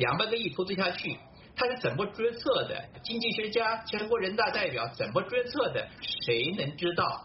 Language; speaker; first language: Chinese; native; Chinese